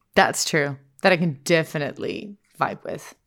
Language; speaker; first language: English; non-native, fluent; Finnish